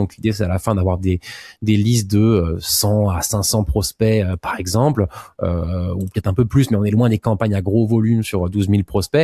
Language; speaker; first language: French; native; French